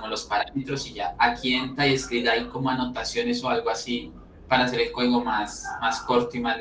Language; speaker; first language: Spanish; native; Spanish